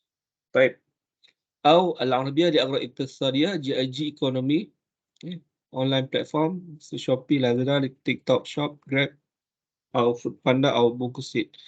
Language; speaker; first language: Arabic; non-native, fluent; Malay